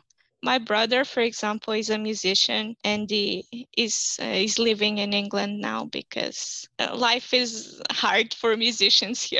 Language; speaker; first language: English; non-native, fluent; Portuguese